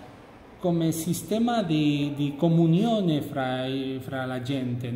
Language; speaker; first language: Italian; non-native, fluent; Catalan